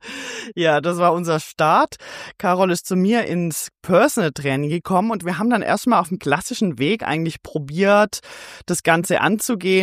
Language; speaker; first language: German; native; German